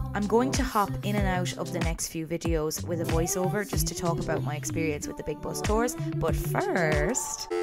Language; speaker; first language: English; native; English